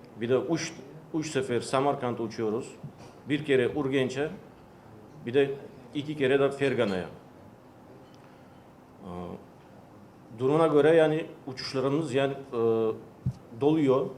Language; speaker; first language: Turkish; non-native, learner; Uzbek